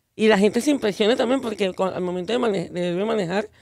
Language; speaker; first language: Spanish; native; Spanish